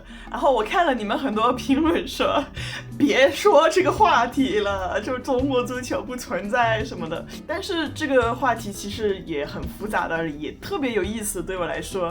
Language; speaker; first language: Chinese; non-native, fluent; French